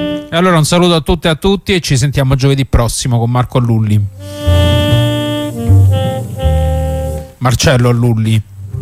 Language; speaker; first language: Italian; native; Italian